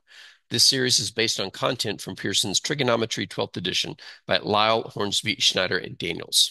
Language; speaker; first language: English; native; English